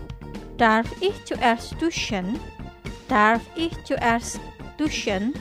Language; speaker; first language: German; non-native, fluent; Indonesian